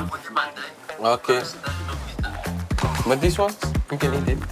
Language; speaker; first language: English; non-native, local second language; Fijian